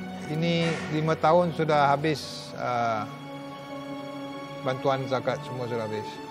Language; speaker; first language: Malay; non-native, local second language; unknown